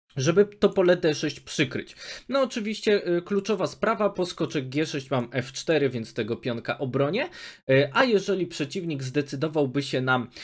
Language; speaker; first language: Polish; native; Polish